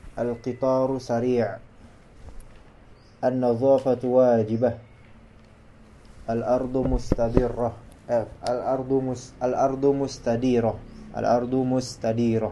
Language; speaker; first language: Arabic; non-native, fluent; Indonesian